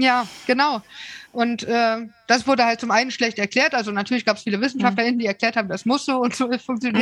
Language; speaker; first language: German; native; German